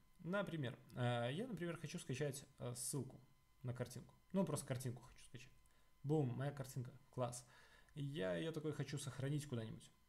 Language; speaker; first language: Russian; native; Russian